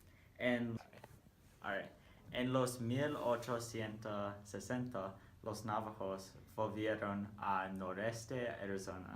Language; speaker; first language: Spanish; non-native, learner; English